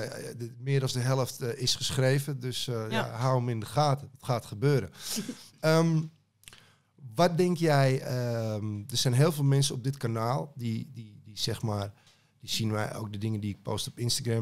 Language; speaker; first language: Dutch; native; Dutch